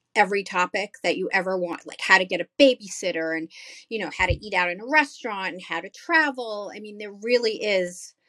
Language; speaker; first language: English; native; English